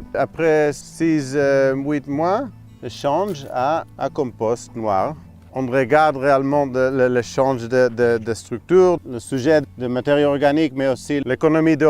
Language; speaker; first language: French; non-native, fluent; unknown